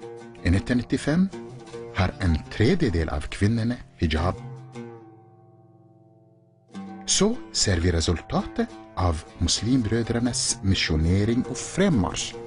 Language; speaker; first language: Norwegian; non-native, fluent; Arabic